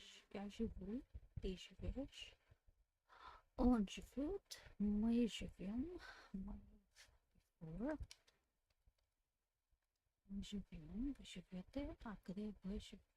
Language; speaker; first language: Russian; non-native, learner; English